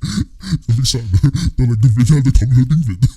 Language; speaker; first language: Vietnamese; early bilingual, heritage; English